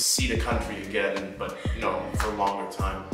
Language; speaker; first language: English; non-native, fluent; Indonesian